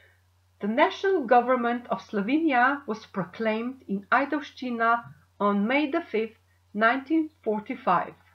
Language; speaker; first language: English; non-native, fluent; Slovenian